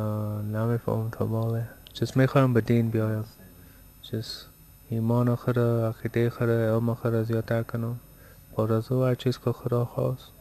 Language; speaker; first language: Persian; early bilingual, heritage; Persian